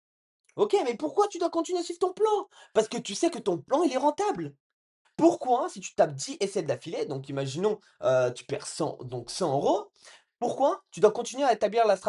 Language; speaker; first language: French; native; French